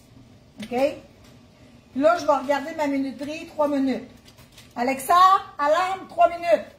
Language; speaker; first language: French; native; French